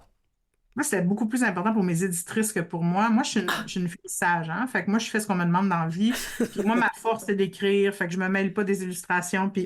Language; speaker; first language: French; native; French